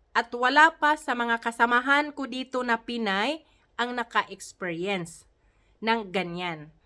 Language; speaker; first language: Filipino; non-native, local second language; Cebuano